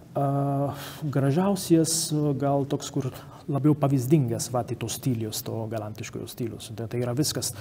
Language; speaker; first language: Lithuanian; non-native, fluent; Italian